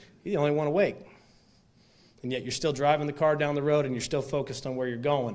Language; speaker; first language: English; native; English